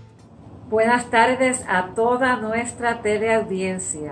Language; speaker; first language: Spanish; native; Spanish